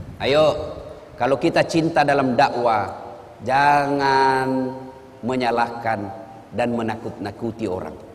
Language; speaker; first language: Indonesian; non-native, local second language; Buginese